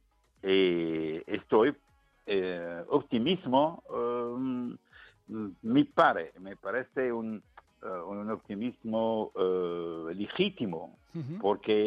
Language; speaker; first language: Spanish; non-native, fluent; Arabic